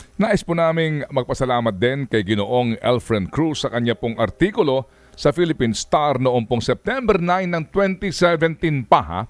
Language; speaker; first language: Filipino; non-native, local second language; Waray